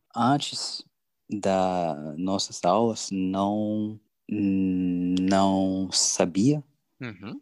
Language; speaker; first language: Portuguese; non-native, learner; English